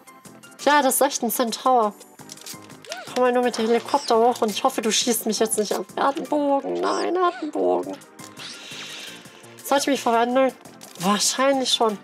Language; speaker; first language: German; native; German